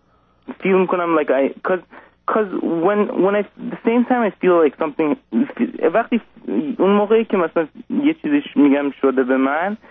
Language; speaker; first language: Persian; early bilingual, heritage; Persian